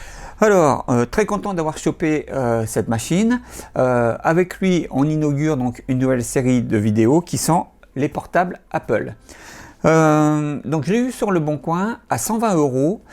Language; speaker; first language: French; native; French